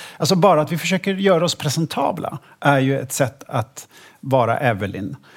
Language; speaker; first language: Swedish; native; Swedish